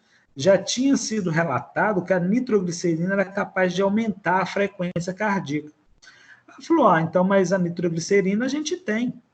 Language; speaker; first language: Portuguese; native; Portuguese